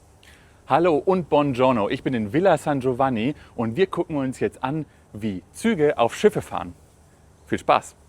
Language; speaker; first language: German; native; German